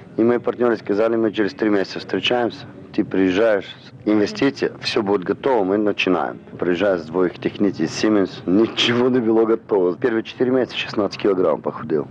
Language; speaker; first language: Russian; non-native, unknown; Armenian